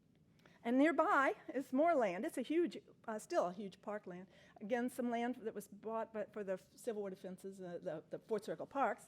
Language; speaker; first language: English; native; English